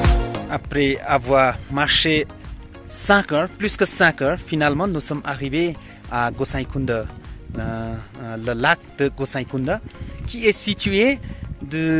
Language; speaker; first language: French; non-native, learner; Nepali